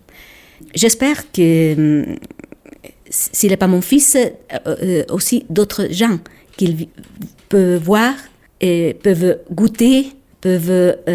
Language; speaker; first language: French; non-native, local second language; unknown